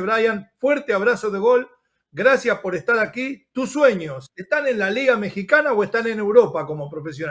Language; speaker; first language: Spanish; native; Spanish